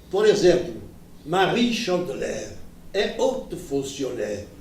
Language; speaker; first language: French; non-native, fluent; Portuguese